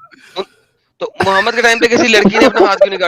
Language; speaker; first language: Hindi; native; Hindi